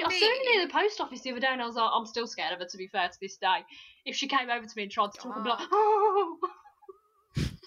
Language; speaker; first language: English; native; English